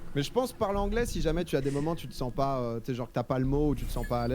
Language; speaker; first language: French; native; French